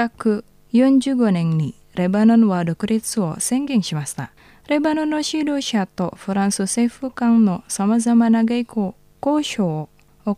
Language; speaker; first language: Japanese; non-native, learner; Indonesian